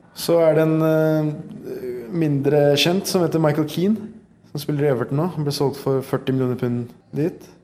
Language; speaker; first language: Norwegian; early bilingual, other home language; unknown